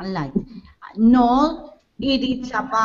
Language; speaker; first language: English; non-native, learner; Spanish